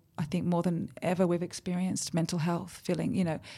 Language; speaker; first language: English; native; English